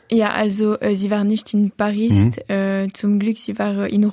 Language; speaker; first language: German; non-native, local second language; French